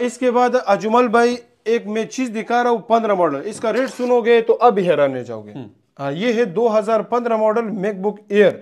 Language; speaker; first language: Urdu; non-native, local second language; Punjabi